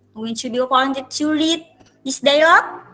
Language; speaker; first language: English; non-native, fluent; Indonesian